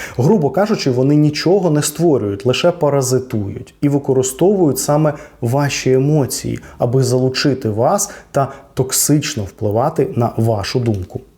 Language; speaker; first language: Ukrainian; non-native, local second language; Russian